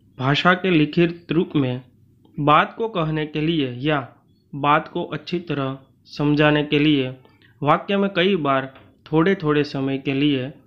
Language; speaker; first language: Hindi; non-native, local second language; Gujarati